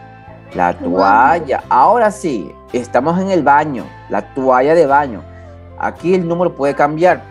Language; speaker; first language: Spanish; native; Spanish